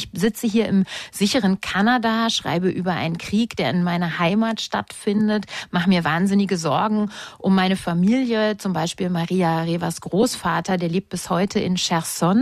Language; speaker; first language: German; native; German